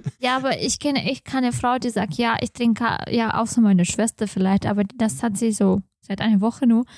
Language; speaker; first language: German; non-native, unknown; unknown